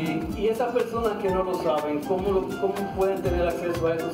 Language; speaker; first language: Spanish; native; Spanish